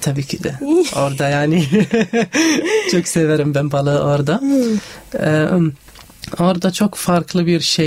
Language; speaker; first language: Turkish; non-native, fluent; Arabic